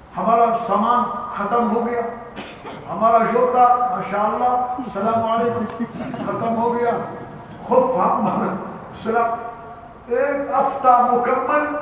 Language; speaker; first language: Urdu; non-native, learner; Arabic